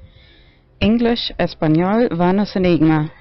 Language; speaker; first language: Spanish; non-native, fluent; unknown